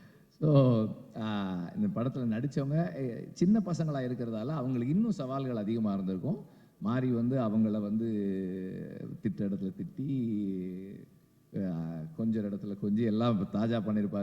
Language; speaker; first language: Tamil; native; Tamil